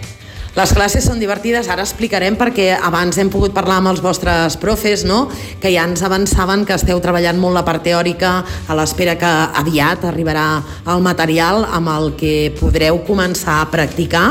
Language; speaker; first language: Catalan; native; Catalan